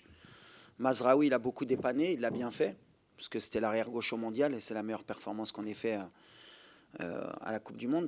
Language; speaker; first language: French; native; French